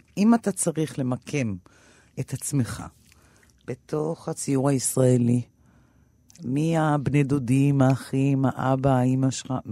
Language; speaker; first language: Hebrew; native; Hebrew